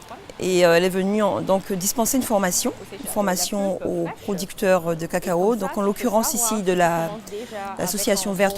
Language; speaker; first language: French; native; French